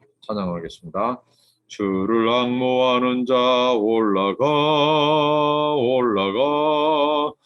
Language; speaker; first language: Korean; native; Korean